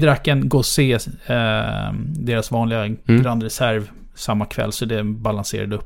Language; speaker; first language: Swedish; native; Swedish